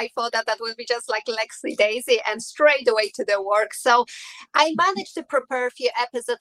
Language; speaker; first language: English; non-native, learner; Polish